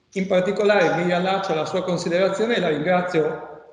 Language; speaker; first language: Italian; native; Italian